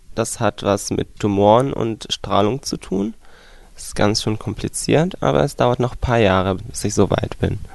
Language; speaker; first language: German; non-native, fluent; Arabic